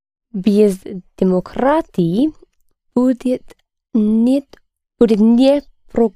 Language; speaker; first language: Russian; non-native, learner; English